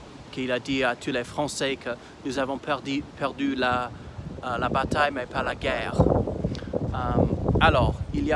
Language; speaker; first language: French; non-native, fluent; English